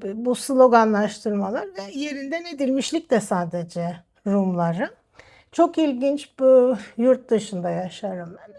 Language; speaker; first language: Turkish; native; Turkish